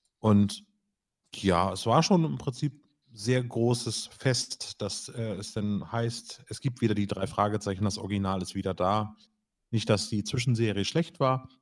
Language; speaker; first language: German; native; German